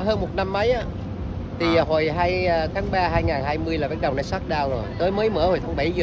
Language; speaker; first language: Vietnamese; native; Vietnamese